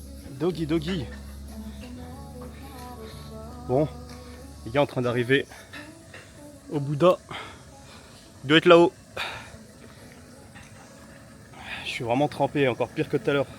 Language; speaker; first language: French; native; French